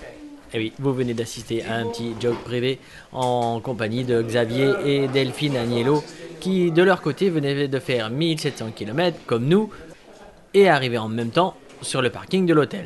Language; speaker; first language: French; native; French